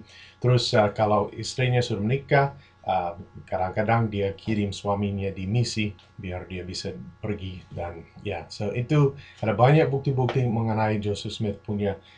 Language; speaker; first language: Indonesian; non-native, fluent; English